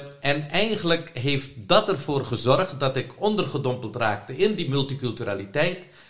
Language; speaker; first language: Dutch; non-native, local second language; Caribbean Hindustani